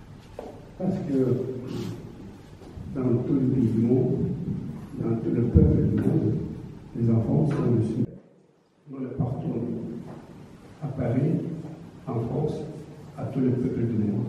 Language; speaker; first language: French; non-native, fluent; Azerbaijani